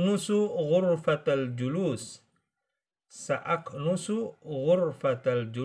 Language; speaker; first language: Arabic; non-native, fluent; Indonesian